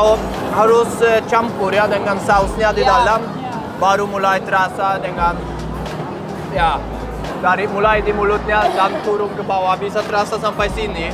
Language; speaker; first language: Indonesian; non-native, fluent; Norwegian